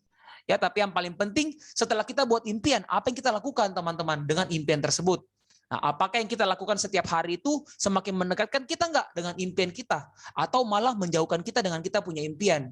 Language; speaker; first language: Indonesian; native; Indonesian